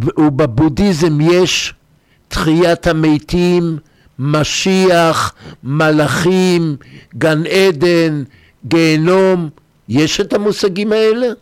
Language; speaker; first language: Hebrew; native; Hebrew